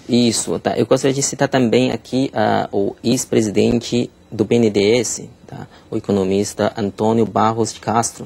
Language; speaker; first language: Portuguese; non-native, fluent; Chinese